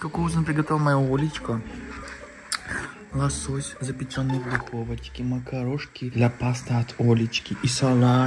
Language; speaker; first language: Russian; native; Russian